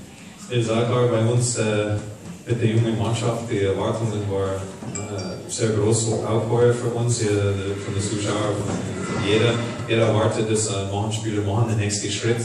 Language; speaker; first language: German; non-native, fluent; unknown